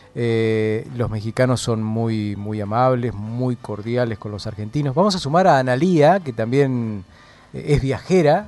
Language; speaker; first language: Spanish; native; Spanish